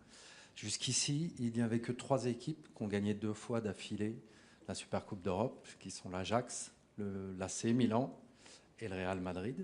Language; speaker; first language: French; native; French